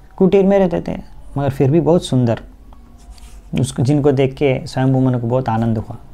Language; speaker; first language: Hindi; non-native, local second language; Bangla